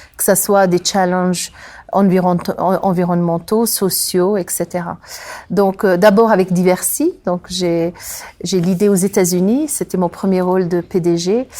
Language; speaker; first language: French; non-native, local second language; Arabic